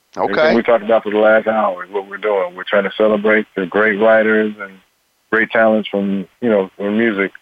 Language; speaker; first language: English; native; English